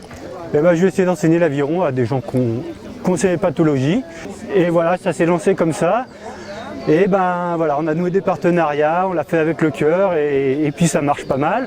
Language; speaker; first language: French; native; French